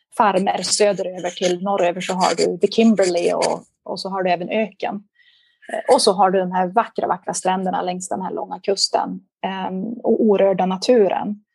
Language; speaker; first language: Swedish; native; Swedish